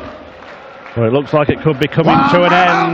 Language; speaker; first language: English; native; English